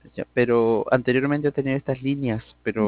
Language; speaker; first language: Spanish; native; Spanish